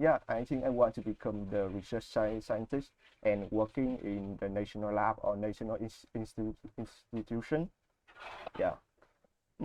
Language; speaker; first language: English; non-native, learner; Vietnamese